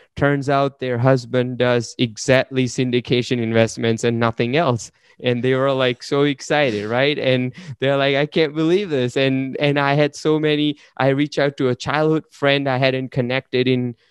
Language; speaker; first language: English; non-native, local second language; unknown